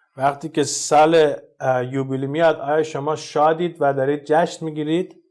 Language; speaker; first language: Persian; native; Persian